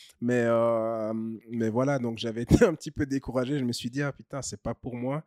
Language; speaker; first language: French; early bilingual, other home language; Kinyarwanda